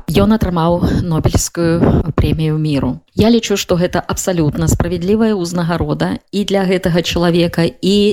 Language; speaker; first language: Belarusian; native; Belarusian